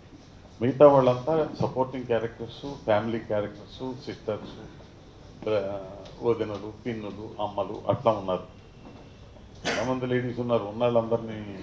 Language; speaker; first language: Telugu; native; Telugu